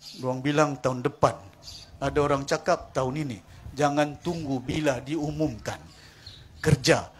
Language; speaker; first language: Malay; non-native, local second language; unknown